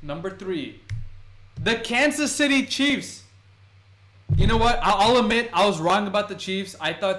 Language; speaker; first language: English; native; English